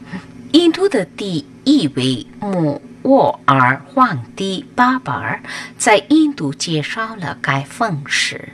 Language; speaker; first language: Chinese; non-native, fluent; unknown